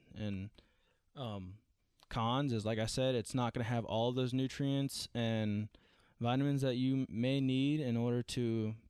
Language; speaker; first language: English; native; English